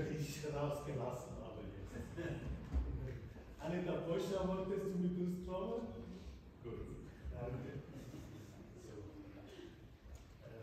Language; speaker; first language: German; non-native, fluent; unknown